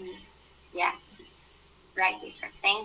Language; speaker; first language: English; non-native, learner; Spanish